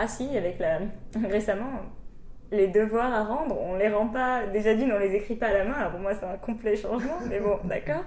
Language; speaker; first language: French; native; French